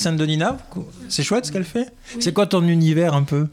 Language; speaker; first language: French; native; French